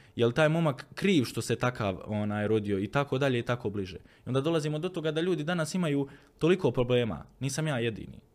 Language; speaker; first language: Croatian; native; Croatian